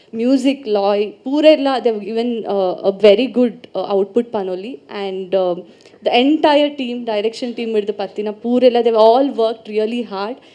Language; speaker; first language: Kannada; non-native, local second language; Tulu